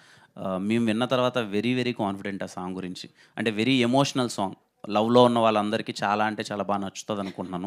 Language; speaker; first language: Telugu; native; Telugu